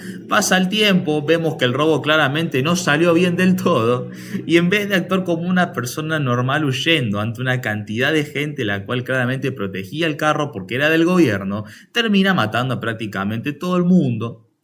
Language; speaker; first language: Spanish; native; Spanish